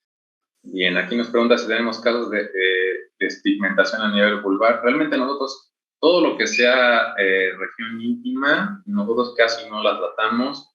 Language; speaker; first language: Spanish; native; Spanish